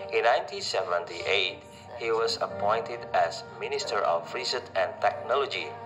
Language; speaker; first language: English; non-native, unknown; Indonesian